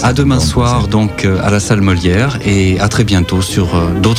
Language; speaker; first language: French; native; French